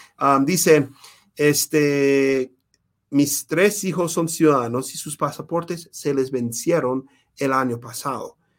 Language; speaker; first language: Spanish; non-native, fluent; English